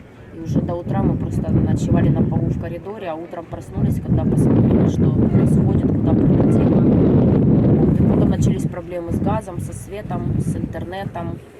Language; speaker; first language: Russian; native; Russian